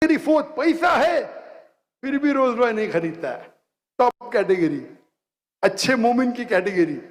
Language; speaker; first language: Hindi; non-native, local second language; Konkani